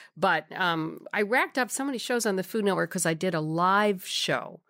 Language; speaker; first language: English; native; English